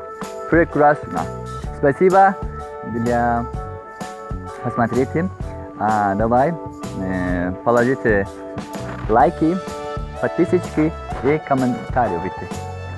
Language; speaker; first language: Russian; non-native, learner; Azerbaijani